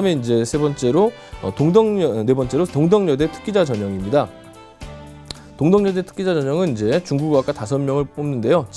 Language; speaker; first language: Korean; native; Korean